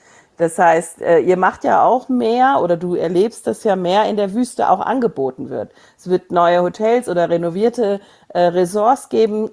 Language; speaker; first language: German; native; German